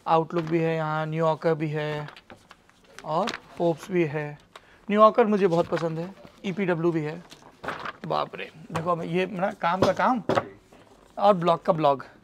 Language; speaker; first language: Hindi; native; Hindi